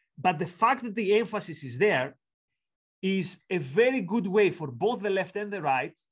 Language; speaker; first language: English; non-native, fluent; Greek